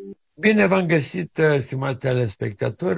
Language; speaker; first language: Romanian; native; Romanian